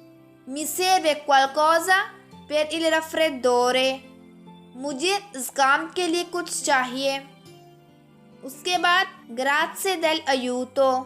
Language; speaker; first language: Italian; non-native, fluent; Urdu